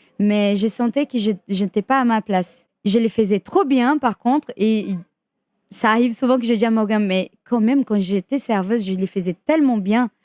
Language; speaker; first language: French; non-native, fluent; Portuguese